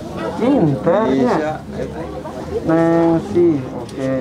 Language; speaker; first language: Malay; non-native, local second language; Sundanese